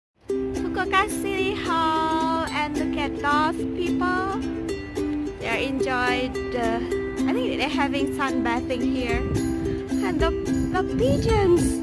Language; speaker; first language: English; non-native, fluent; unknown